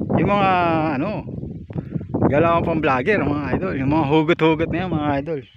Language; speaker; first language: Filipino; native; Filipino